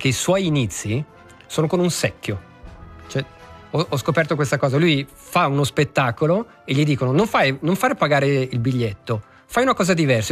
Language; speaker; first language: Italian; native; Italian